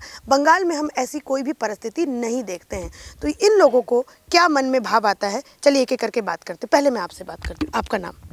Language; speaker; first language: Hindi; native; Hindi